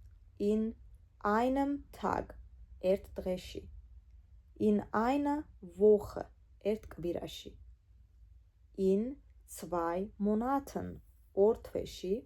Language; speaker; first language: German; non-native, fluent; Georgian